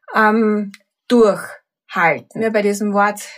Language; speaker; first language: German; native; German